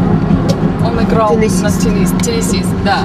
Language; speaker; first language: Russian; non-native, fluent; English